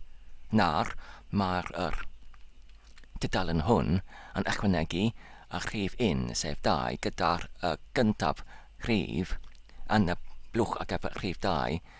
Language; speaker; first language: Welsh; non-native, local second language; English